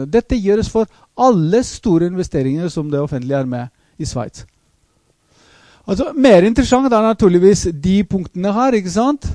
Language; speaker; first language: Norwegian; non-native, fluent; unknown